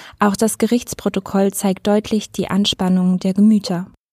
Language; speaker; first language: German; native; German